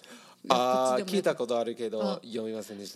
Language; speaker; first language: Japanese; non-native, learner; English